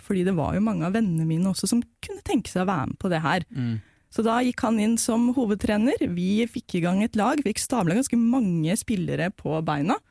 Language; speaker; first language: Norwegian; native; Norwegian